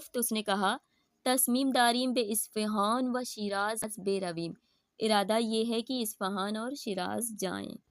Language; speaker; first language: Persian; non-native, fluent; Urdu